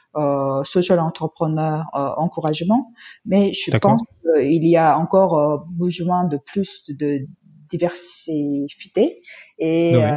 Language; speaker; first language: French; non-native, fluent; Korean